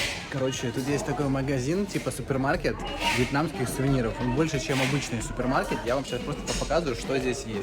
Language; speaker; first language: Russian; native; Russian